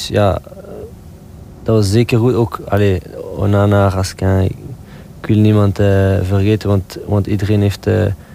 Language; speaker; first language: Dutch; non-native, local second language; French